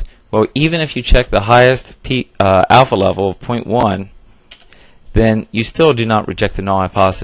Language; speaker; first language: English; native; English